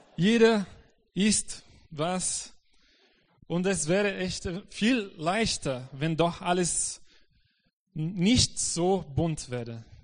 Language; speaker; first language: German; non-native, fluent; Portuguese